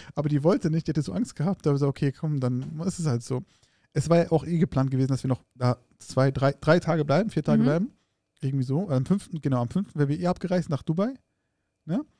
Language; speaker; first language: German; early bilingual, other home language; Arabic